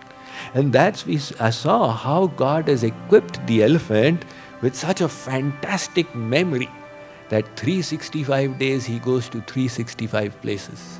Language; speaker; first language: English; non-native, local second language; Hindi